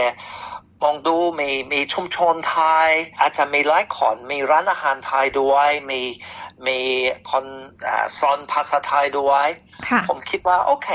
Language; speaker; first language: Thai; non-native, fluent; English